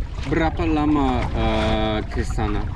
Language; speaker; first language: Indonesian; non-native, learner; English